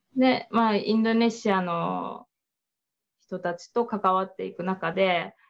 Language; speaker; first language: Japanese; native; Japanese